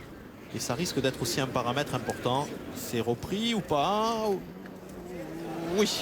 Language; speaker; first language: French; native; French